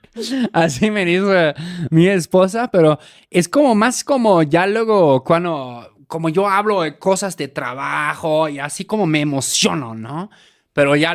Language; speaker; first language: Spanish; native; Spanish